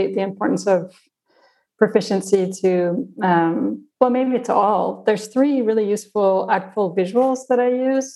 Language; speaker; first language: English; non-native, local second language; Afrikaans